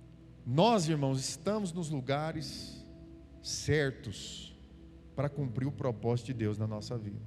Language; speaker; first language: Portuguese; native; Portuguese